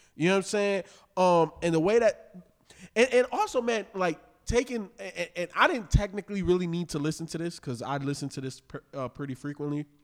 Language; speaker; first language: English; native; English